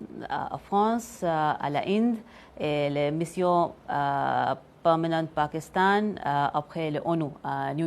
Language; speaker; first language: French; non-native, learner; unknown